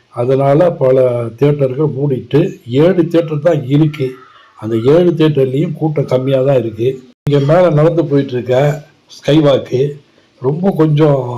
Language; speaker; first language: Tamil; native; Tamil